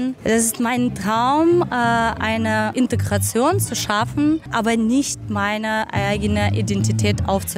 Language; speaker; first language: German; non-native, fluent; Ukrainian